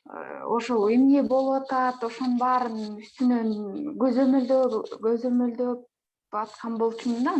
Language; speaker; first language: Kyrgyz; native; Kyrgyz